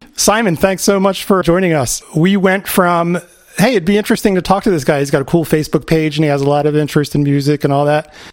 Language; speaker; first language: English; native; English